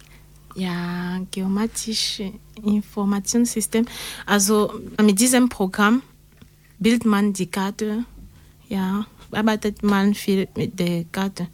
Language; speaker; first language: German; non-native, learner; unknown